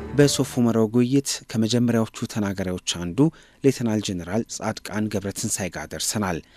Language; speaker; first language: Amharic; native; Amharic